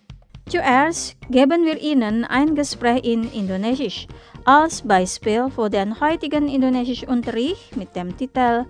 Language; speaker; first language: German; non-native, fluent; Indonesian